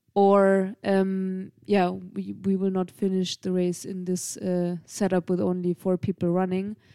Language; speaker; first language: English; non-native, fluent; German